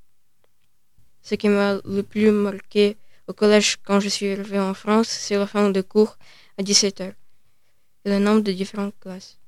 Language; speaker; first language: French; early bilingual, other home language; Ukrainian